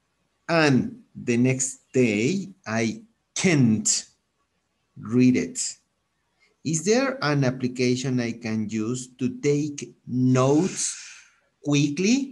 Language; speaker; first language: English; non-native, fluent; Spanish